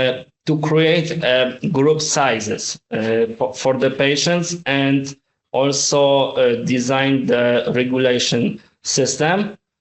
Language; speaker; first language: English; non-native, fluent; Polish